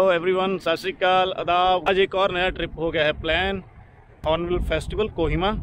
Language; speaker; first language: Hindi; non-native, local second language; Punjabi